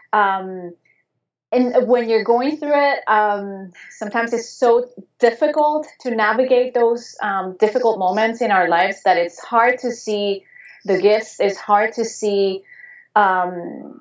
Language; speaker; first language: English; non-native, fluent; Spanish